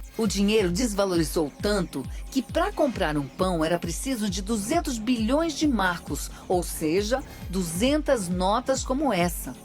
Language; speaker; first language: Portuguese; native; Portuguese